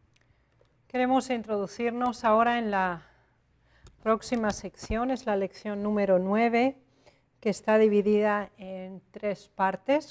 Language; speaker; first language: Spanish; native; Spanish